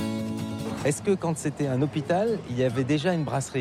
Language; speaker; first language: French; native; French